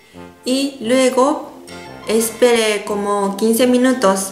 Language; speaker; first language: Spanish; non-native, learner; Japanese